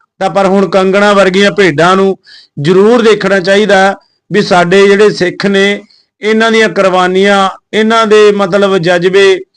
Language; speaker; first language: Punjabi; native; Punjabi